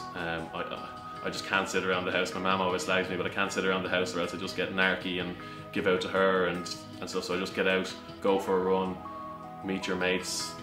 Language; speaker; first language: English; native; English